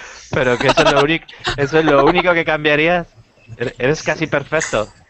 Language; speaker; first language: Spanish; native; Spanish